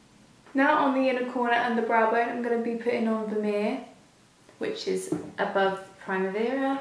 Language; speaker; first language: English; native; English